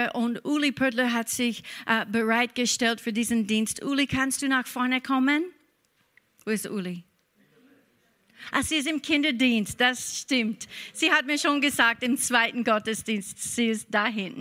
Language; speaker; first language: German; non-native, fluent; English